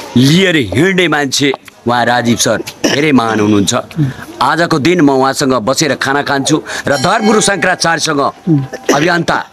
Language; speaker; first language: Nepali; non-native, local second language; Maithili